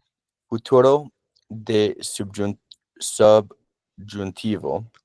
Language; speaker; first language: Spanish; non-native, learner; English